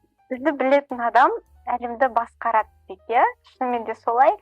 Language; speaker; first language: Kazakh; non-native, local second language; Russian